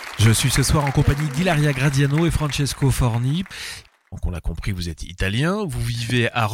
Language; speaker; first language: French; native; French